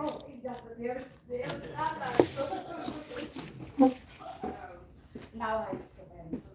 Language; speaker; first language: Dutch; non-native, learner; Filipino